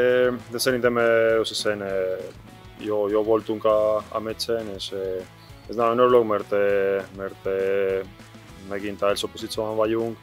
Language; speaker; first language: Hungarian; non-native, learner; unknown